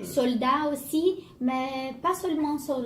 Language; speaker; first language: French; non-native, learner; Portuguese